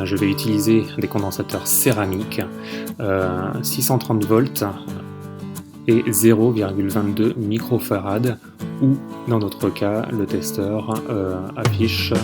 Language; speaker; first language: French; native; French